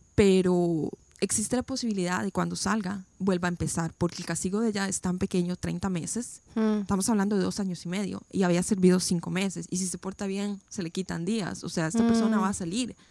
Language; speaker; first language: Spanish; native; Spanish